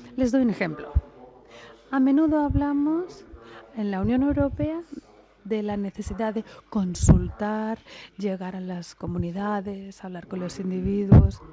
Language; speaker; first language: Spanish; non-native, fluent; English